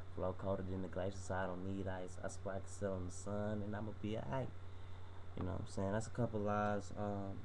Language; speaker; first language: English; native; English